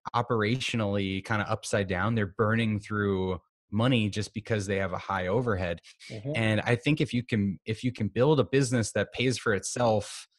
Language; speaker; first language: English; native; English